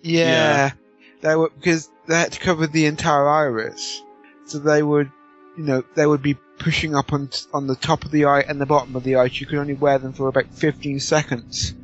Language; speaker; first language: English; native; English